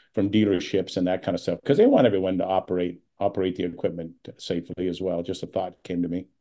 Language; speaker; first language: English; native; English